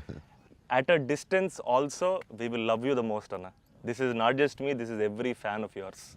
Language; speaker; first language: Telugu; native; Telugu